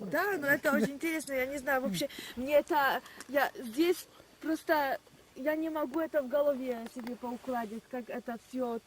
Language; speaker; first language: Russian; non-native, learner; Polish